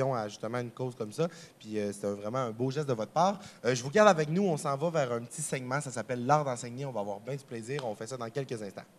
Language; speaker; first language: French; native; French